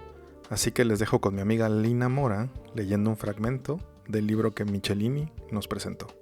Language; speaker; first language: Spanish; native; Spanish